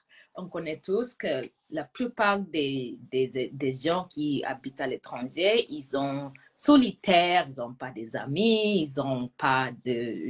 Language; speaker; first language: French; non-native, fluent; Gusii